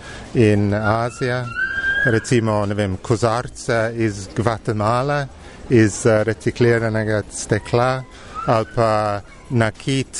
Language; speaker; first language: Slovenian; non-native, fluent; English